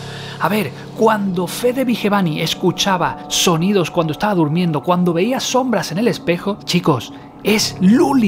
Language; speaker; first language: Spanish; native; Spanish